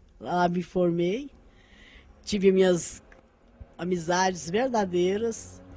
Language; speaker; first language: Portuguese; early bilingual, other home language; Arabic